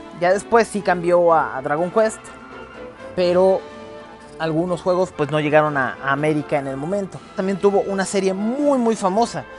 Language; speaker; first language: Spanish; native; Spanish